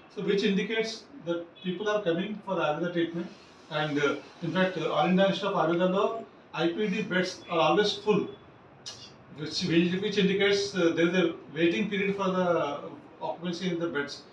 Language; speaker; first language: English; non-native, local second language; Telugu